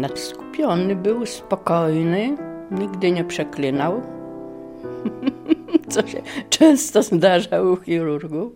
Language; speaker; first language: Polish; native; Polish